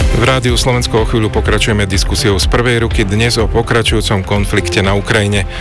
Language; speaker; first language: Slovak; native; Slovak